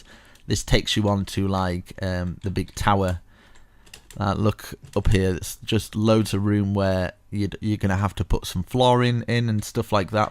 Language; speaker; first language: English; native; English